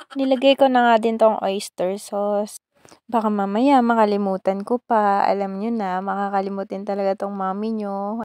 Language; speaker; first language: Filipino; non-native, local second language; Bikol